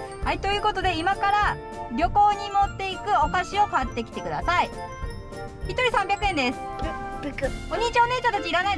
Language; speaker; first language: Japanese; native; Japanese